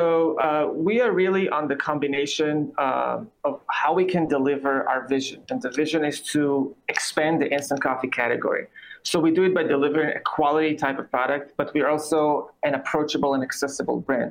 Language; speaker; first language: English; non-native, fluent; Hebrew